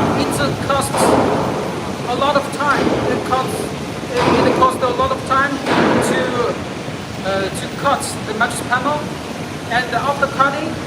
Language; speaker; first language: English; non-native, learner; Chinese